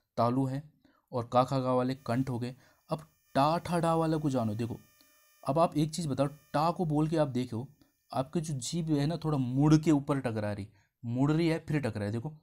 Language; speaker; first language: Hindi; native; Hindi